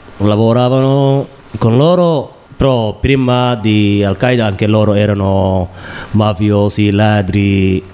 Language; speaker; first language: Italian; non-native, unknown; Somali